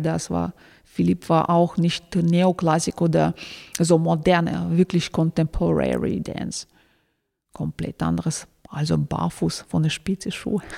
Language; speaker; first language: German; non-native, fluent; Russian